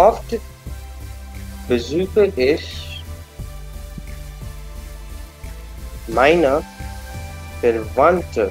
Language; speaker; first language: German; non-native, learner; Hindi